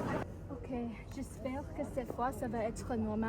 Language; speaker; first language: French; non-native, learner; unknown